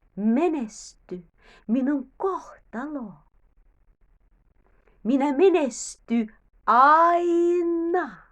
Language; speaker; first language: Finnish; non-native, learner; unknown